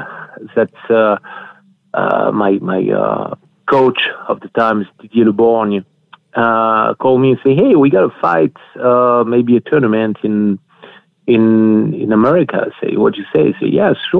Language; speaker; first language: English; non-native, fluent; French